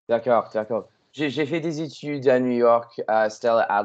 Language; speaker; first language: French; non-native, learner; English